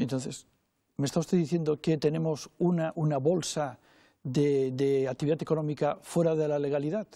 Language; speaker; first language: Spanish; non-native, local second language; Catalan